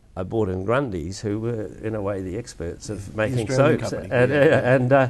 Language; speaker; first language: English; native; English